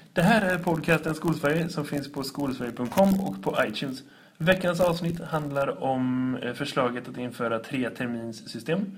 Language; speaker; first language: Swedish; native; Swedish